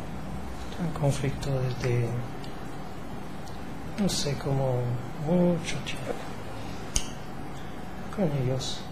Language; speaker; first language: Spanish; non-native, learner; French